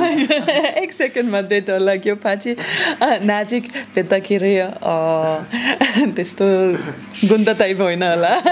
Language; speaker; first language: Nepali; non-native, learner; German